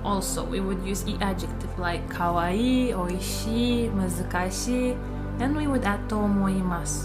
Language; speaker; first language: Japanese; non-native, fluent; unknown